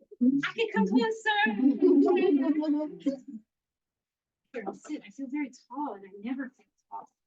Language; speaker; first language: English; native; English